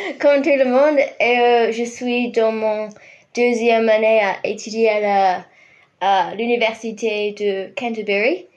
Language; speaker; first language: French; non-native, fluent; English